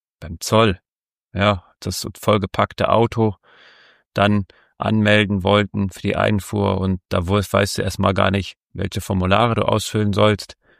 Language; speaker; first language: German; native; German